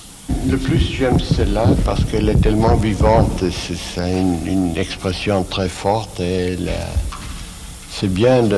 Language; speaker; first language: French; non-native, fluent; Swiss German